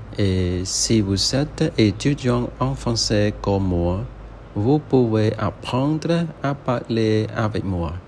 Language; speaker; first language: French; non-native, learner; Khmer